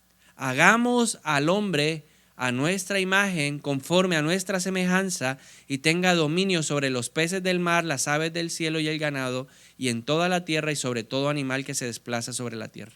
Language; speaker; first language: Spanish; native; Spanish